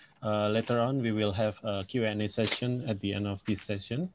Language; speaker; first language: English; non-native, local second language; Indonesian